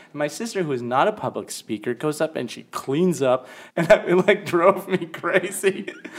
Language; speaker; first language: English; native; English